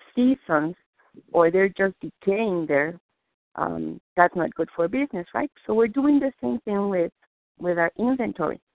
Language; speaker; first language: English; non-native, fluent; Spanish